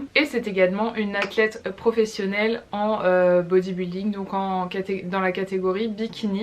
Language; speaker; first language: French; native; French